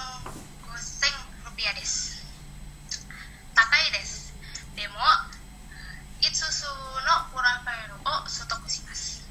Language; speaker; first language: Japanese; non-native, learner; Indonesian